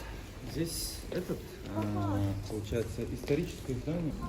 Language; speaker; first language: Russian; native; Russian